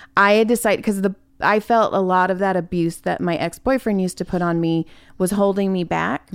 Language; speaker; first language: English; native; English